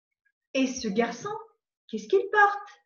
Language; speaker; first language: French; non-native, fluent; Macedonian